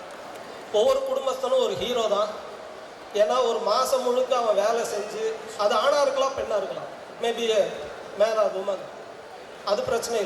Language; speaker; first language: Tamil; native; Tamil